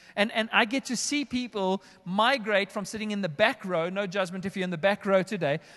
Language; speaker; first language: English; native; English